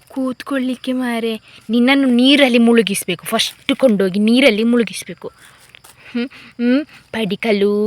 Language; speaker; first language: Kannada; native; Kannada